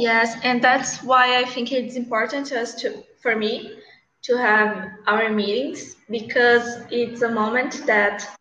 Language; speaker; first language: English; non-native, learner; Portuguese